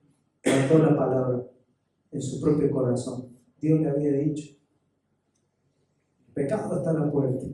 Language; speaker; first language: Spanish; native; Spanish